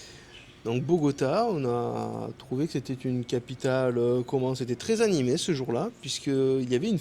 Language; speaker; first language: French; native; French